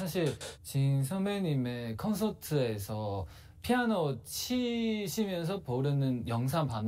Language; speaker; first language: Korean; non-native, learner; Chinese